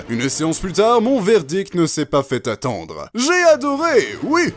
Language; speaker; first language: French; native; French